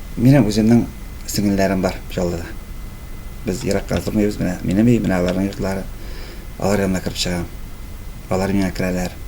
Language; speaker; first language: Tatar; native; Tatar